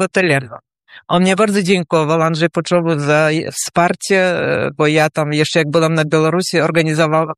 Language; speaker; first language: Polish; early bilingual, heritage; Polish